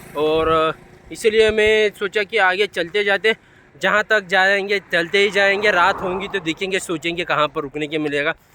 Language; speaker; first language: Hindi; non-native, local second language; Kannada